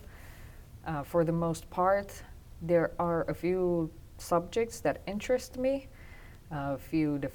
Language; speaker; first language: English; non-native, fluent; Romanian